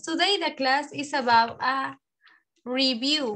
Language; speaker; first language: English; non-native, learner; Spanish